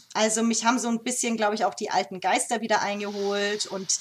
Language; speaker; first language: German; native; German